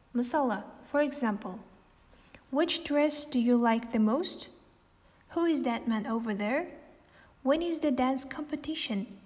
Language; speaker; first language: English; non-native, fluent; Kazakh